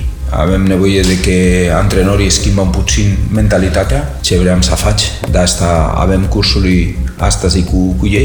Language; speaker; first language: Romanian; non-native, learner; Spanish